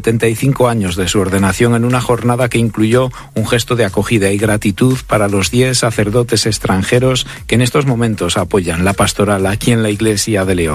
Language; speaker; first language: Spanish; native; Spanish